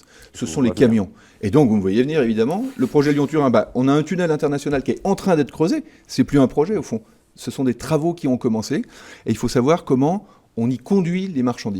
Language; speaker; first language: French; native; French